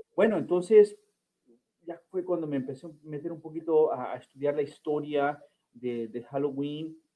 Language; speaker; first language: Spanish; early bilingual, heritage; Spanish